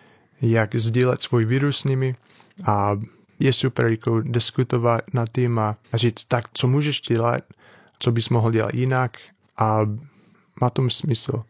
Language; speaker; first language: Czech; non-native, fluent; English